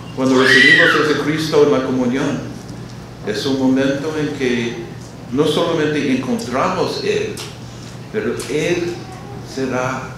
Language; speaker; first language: Spanish; non-native, learner; English